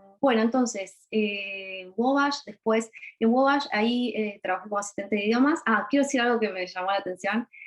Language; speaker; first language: Spanish; native; Spanish